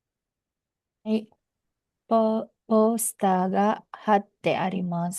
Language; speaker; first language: Japanese; non-native, learner; Filipino